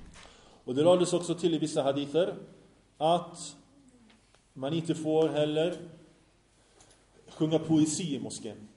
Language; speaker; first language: Swedish; early bilingual, other home language; Arabic